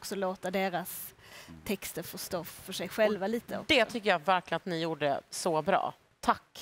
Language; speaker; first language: Swedish; native; Swedish